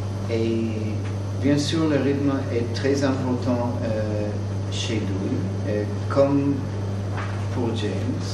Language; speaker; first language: French; non-native, fluent; English